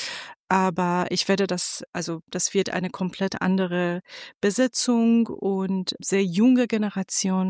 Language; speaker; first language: German; non-native, fluent; Persian